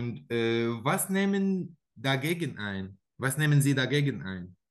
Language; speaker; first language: German; non-native, learner; Arabic